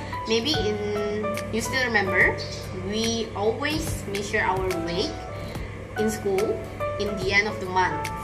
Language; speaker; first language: English; non-native, fluent; Indonesian